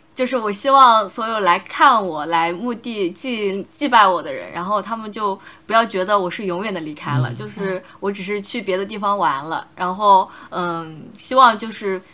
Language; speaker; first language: Chinese; native; Chinese